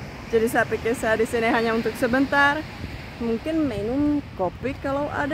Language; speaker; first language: Indonesian; non-native, fluent; Czech